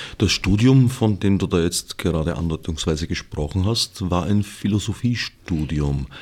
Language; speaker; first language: German; native; German